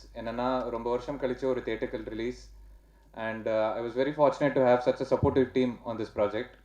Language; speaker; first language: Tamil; native; Tamil